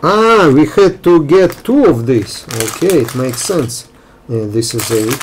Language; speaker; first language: English; non-native, fluent; Russian